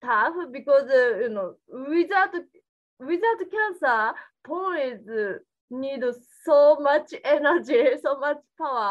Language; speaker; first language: English; non-native, learner; Japanese